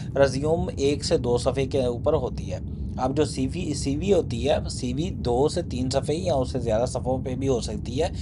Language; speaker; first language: Urdu; non-native, local second language; Punjabi